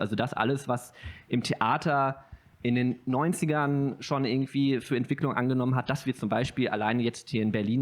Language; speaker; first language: German; native; German